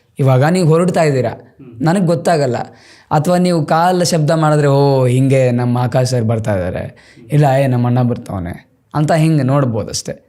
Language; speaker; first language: Kannada; native; Kannada